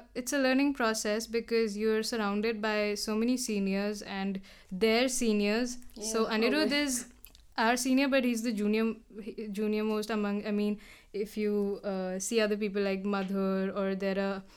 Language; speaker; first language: English; non-native, local second language; Hindi